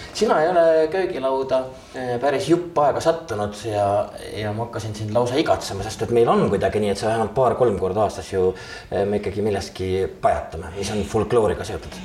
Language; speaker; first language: Estonian; native; Estonian